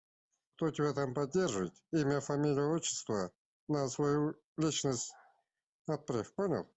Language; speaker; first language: Russian; non-native, local second language; Kazakh